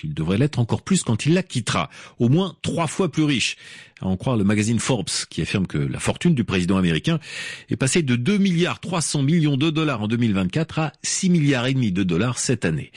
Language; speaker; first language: French; native; French